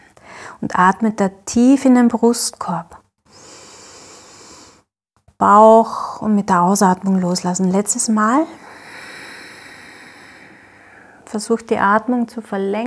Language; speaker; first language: German; native; German